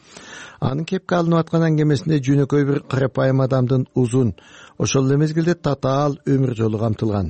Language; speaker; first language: Kyrgyz; native; Kyrgyz